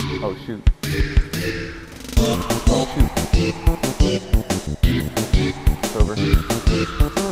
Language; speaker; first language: English; native; English